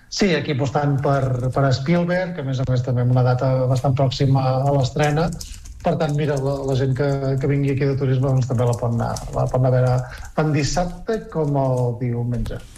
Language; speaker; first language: Catalan; native; Catalan